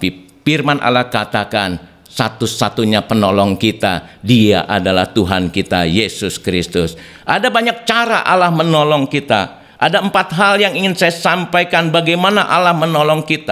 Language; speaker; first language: Indonesian; native; Indonesian